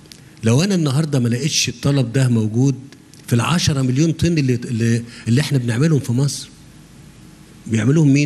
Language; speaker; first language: Arabic; native; Arabic